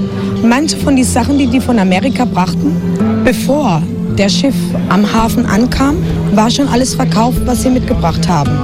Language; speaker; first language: German; non-native, fluent; Spanish